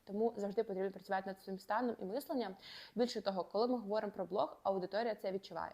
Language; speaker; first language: Ukrainian; native; Ukrainian